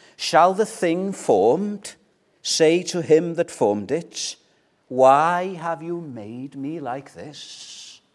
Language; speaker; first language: English; native; English